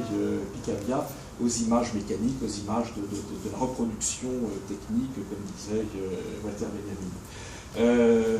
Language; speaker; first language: French; native; French